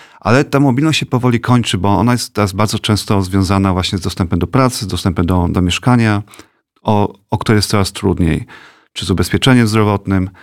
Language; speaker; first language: Polish; native; Polish